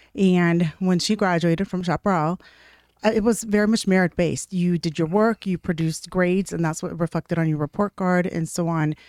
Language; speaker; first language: English; early bilingual, other home language; Norwegian